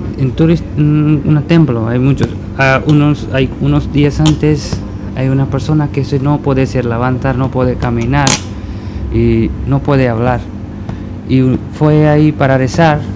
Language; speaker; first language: Spanish; non-native, learner; Punjabi